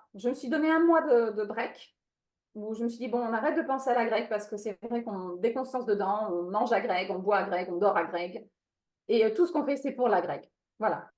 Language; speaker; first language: French; non-native, fluent; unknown